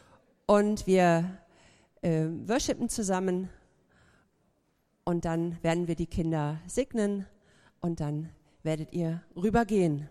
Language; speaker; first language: German; native; German